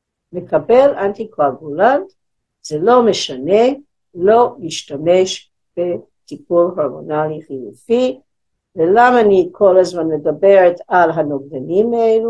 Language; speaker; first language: Hebrew; non-native, fluent; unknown